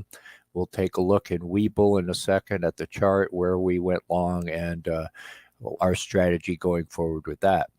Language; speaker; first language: English; native; English